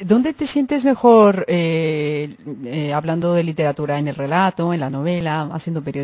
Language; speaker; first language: Spanish; native; Spanish